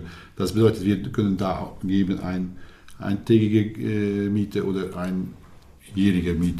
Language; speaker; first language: German; non-native, learner; Hungarian